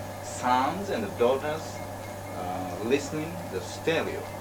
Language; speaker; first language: English; non-native, learner; Japanese